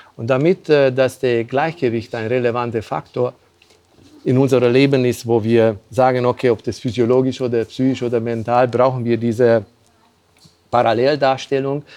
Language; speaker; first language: German; non-native, fluent; Hungarian